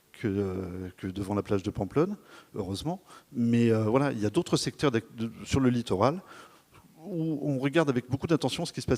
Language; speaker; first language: French; native; French